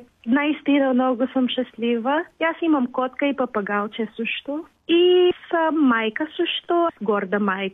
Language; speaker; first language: Bulgarian; non-native, learner; Filipino